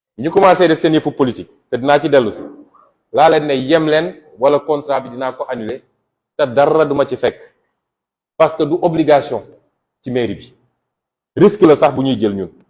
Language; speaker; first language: Wolof; non-native, local second language; Jola-Fonyi